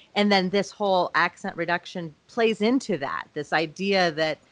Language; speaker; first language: English; native; English